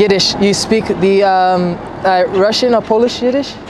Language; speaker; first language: English; native; English